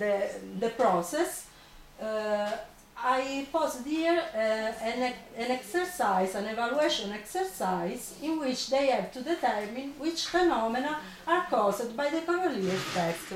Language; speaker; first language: English; non-native, fluent; Italian